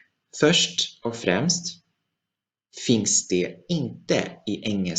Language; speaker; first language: Swedish; non-native, fluent; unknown